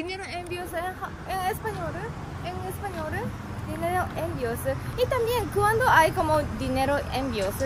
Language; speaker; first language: Spanish; non-native, learner; Japanese